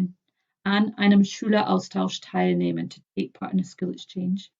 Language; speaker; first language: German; non-native, fluent; English